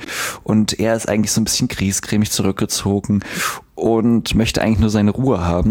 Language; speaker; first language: German; native; German